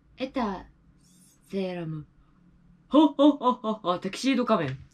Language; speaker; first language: Russian; non-native, learner; Japanese